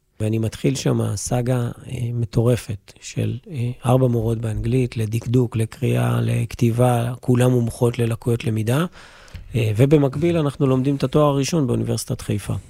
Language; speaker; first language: Hebrew; native; Hebrew